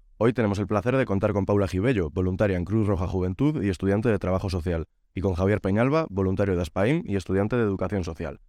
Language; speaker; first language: Spanish; native; Spanish